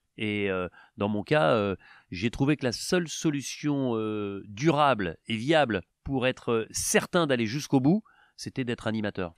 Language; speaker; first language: French; native; French